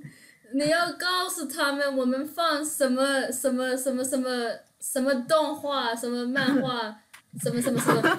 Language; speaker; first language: Chinese; early bilingual, heritage; Chinese